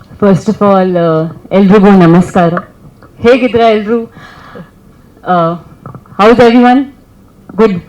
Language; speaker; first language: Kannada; non-native, learner; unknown